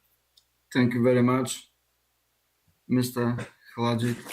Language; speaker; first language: English; non-native, learner; Bulgarian